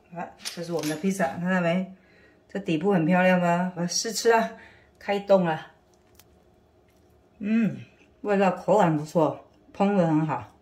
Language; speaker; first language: Chinese; native; Chinese